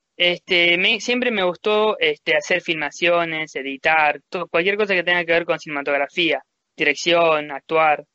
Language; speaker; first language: Spanish; early bilingual, heritage; Spanish